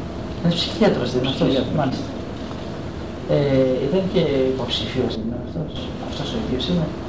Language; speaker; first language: Greek; native; Greek